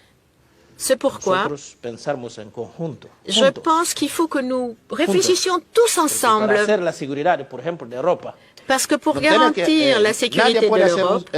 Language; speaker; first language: French; non-native, local second language; Portuguese